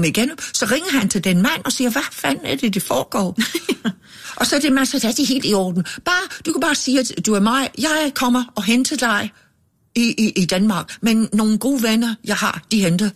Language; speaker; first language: Danish; non-native, fluent; English